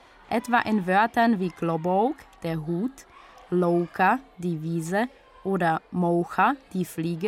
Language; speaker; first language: German; native; German